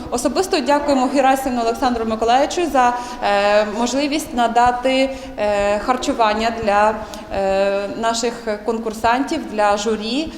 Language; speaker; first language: Ukrainian; native; Ukrainian